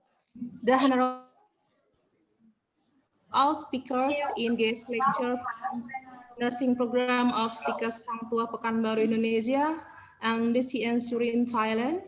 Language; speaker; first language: English; non-native, learner; Indonesian